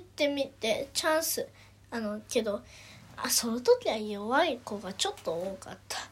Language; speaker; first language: Japanese; early bilingual, other home language; Korean